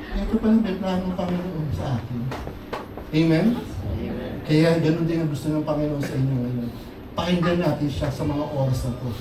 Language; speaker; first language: Filipino; native; Filipino